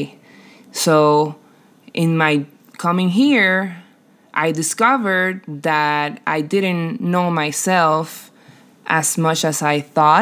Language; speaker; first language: English; non-native, fluent; Spanish